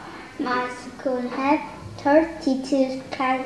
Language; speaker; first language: English; non-native, learner; Vietnamese